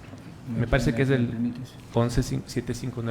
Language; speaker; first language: Spanish; native; Spanish